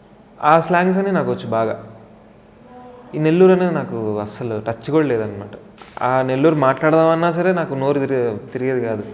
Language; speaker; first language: Telugu; native; Telugu